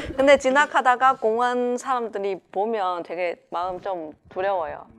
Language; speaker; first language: Korean; non-native, fluent; Chinese